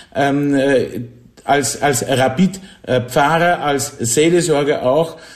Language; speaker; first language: German; non-native, fluent; Polish